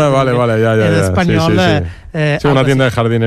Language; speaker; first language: Spanish; native; Spanish